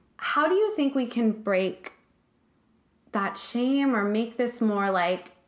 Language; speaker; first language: English; native; English